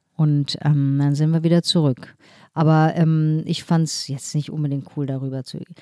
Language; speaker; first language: German; early bilingual, other home language; Turkish